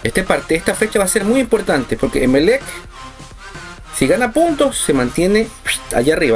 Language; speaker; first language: Spanish; native; Spanish